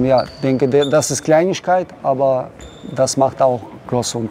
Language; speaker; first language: German; non-native, learner; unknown